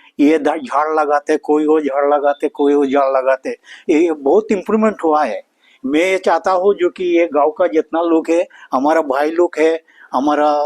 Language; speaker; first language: Hindi; non-native, local second language; Bangla